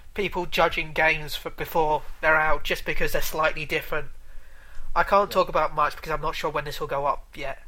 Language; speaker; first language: English; native; English